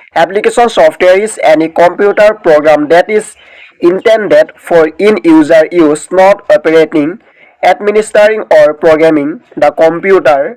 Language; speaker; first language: English; non-native, local second language; Assamese